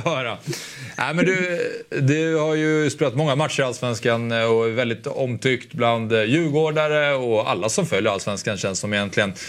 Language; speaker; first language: Swedish; native; Swedish